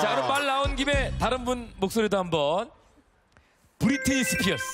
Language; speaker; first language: Korean; native; Korean